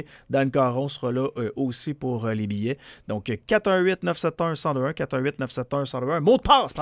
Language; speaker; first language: French; native; French